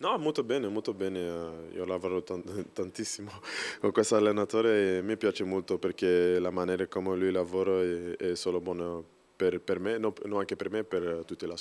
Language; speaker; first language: Italian; non-native, learner; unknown